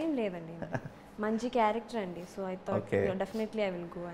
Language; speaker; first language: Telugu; non-native, learner; Malayalam